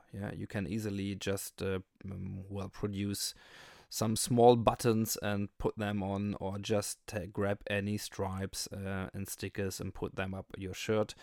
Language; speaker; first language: English; non-native, fluent; German